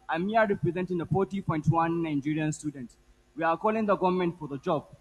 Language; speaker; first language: English; non-native, local second language; Hausa